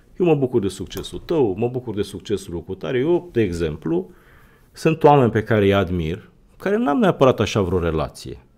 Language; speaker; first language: Romanian; native; Romanian